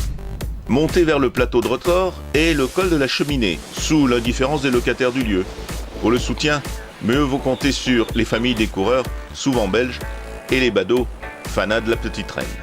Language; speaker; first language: French; native; French